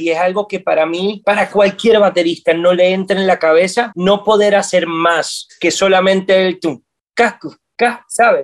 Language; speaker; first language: Spanish; native; Spanish